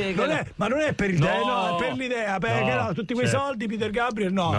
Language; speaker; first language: Italian; native; Italian